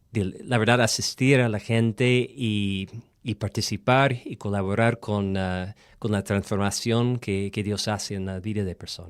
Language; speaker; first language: Spanish; non-native, fluent; English